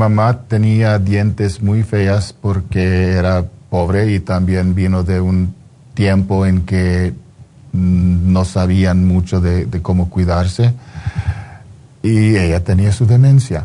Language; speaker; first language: Spanish; non-native, fluent; English